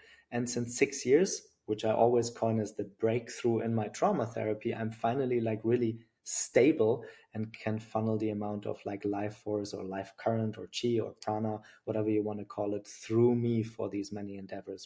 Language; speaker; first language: English; non-native, fluent; German